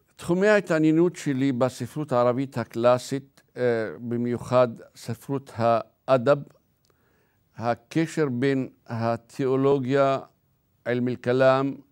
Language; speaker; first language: Hebrew; non-native, local second language; Arabic